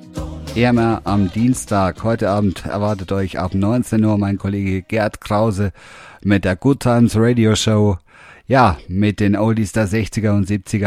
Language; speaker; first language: German; native; German